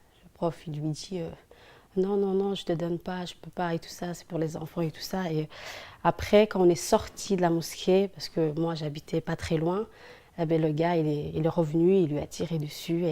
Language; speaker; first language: French; early bilingual, other home language; Somali